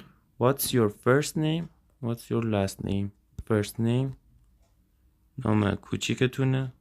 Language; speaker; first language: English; non-native, fluent; Persian